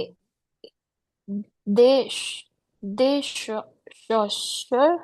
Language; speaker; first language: French; non-native, learner; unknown